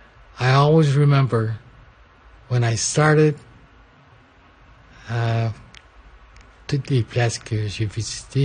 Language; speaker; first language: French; non-native, local second language; English